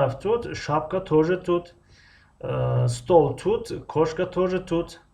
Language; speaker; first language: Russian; non-native, fluent; Tajik